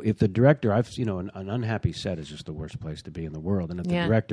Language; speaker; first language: English; native; English